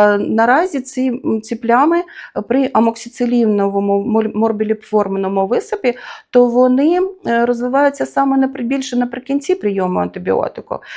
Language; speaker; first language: Ukrainian; native; Ukrainian